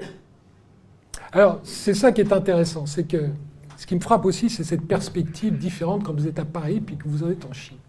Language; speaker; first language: French; native; French